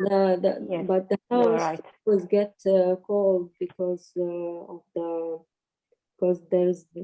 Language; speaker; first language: English; non-native, learner; Arabic